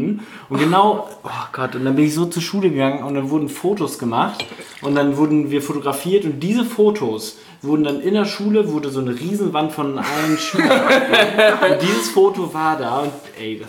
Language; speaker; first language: German; native; German